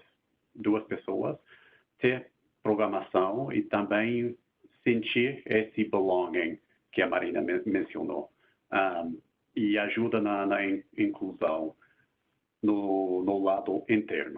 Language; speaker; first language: Portuguese; non-native, fluent; English